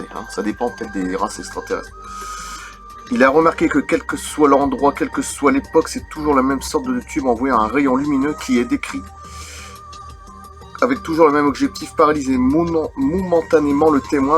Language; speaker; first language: French; native; French